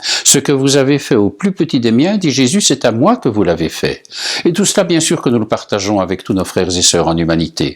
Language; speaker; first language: French; native; French